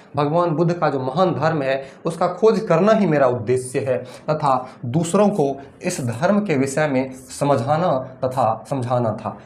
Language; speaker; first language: Hindi; native; Hindi